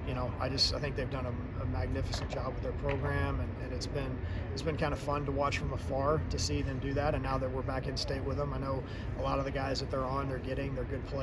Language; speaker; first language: English; native; English